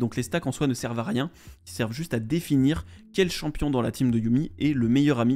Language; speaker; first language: French; native; French